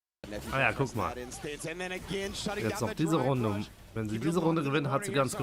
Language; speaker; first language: German; early bilingual, heritage; German